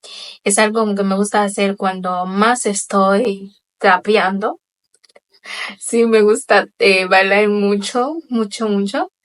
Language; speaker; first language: Spanish; non-native, local second language; Haitian Creole